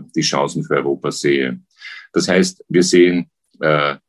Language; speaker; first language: German; native; German